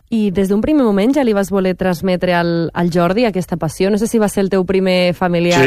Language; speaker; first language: Catalan; native; Catalan